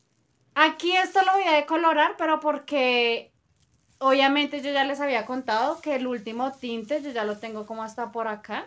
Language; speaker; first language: Spanish; native; Spanish